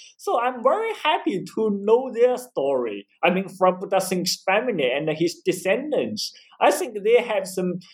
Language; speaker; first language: English; non-native, fluent; Chinese